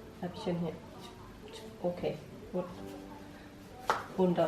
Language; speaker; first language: German; non-native, learner; Thai